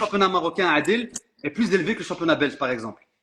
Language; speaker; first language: French; native; French